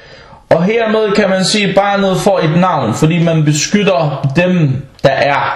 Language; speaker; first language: Danish; non-native, local second language; Arabic